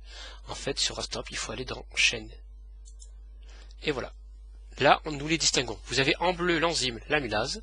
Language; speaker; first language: French; native; French